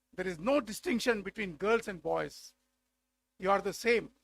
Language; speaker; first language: English; non-native, local second language; Marathi